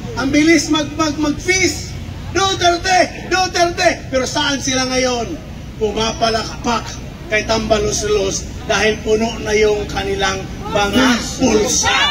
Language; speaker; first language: Filipino; non-native, local second language; Cebuano